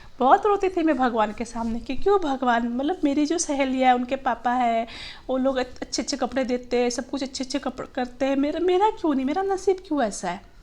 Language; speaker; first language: Hindi; non-native, local second language; Gujarati